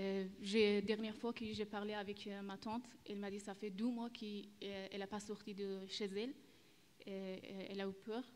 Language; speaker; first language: French; early bilingual, other home language; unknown